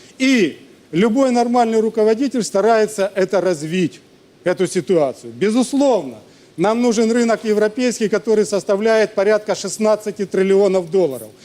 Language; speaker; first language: Russian; native; Russian